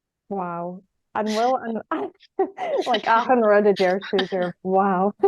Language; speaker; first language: Irish; non-native, local second language; English